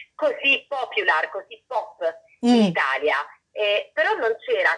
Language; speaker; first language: Italian; native; Italian